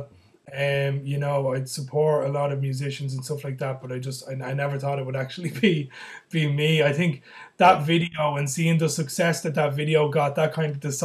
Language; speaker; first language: English; native; English